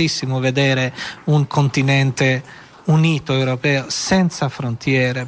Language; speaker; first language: Italian; non-native, fluent; Albanian